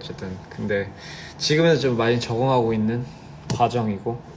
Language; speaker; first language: Korean; early bilingual, heritage; Korean